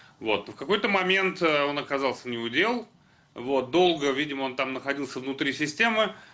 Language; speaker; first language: Russian; native; Russian